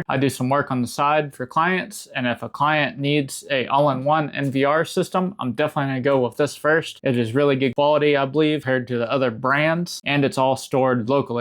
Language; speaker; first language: English; native; English